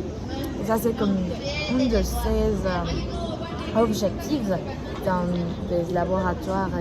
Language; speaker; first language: French; non-native, learner; Spanish